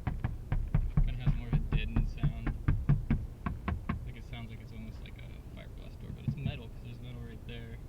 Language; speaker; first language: English; native; English